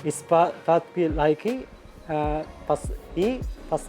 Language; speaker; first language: Russian; non-native, learner; Sinhala